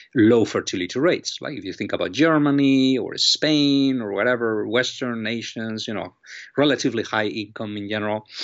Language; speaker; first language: English; non-native, fluent; Spanish